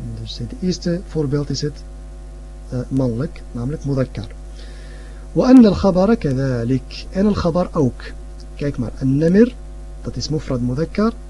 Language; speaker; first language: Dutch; early bilingual, other home language; Arabic